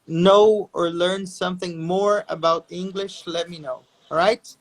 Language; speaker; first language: English; non-native, fluent; Portuguese